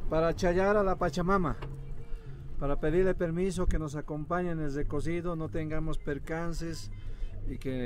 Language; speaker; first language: Spanish; native; Spanish